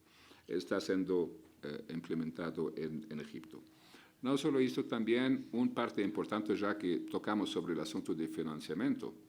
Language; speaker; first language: Spanish; non-native, fluent; Arabic